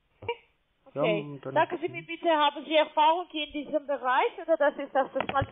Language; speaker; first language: German; non-native, learner; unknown